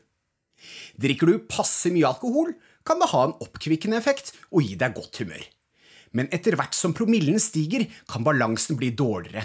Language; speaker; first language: Norwegian; native; Norwegian